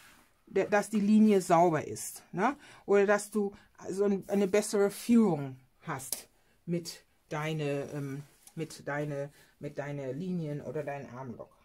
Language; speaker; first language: German; non-native, fluent; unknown